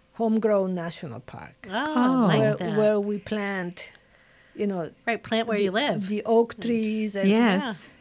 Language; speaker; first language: English; non-native, fluent; Italian